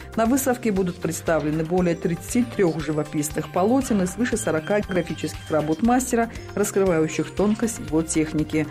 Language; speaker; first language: Russian; non-native, local second language; Tajik